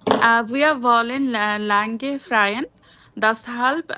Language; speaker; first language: German; non-native, learner; Bangla